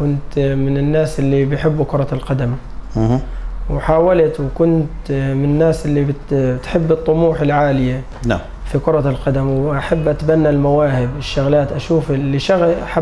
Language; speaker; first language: Arabic; native; Arabic